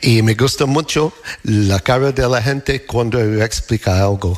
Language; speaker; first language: Spanish; non-native, learner; English